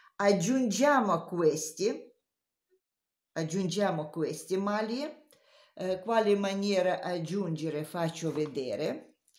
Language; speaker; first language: Italian; non-native, learner; Romanian